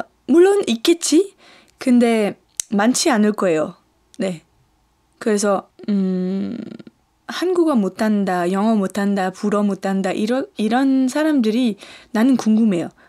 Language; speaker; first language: Korean; non-native, fluent; French